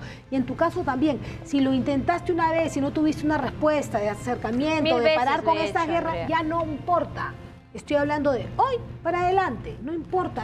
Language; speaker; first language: Spanish; native; Spanish